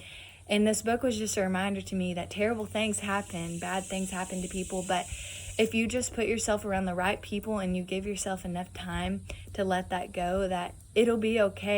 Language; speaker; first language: English; native; English